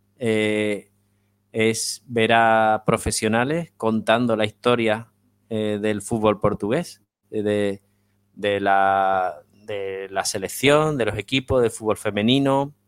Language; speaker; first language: Spanish; native; Spanish